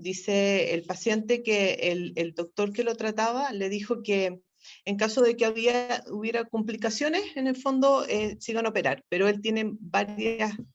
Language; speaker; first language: Spanish; native; Spanish